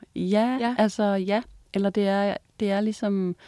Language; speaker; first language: Danish; native; Danish